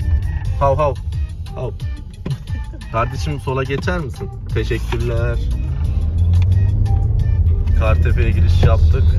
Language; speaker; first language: Turkish; native; Turkish